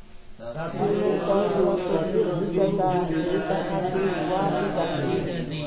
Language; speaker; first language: Arabic; non-native, learner; Indonesian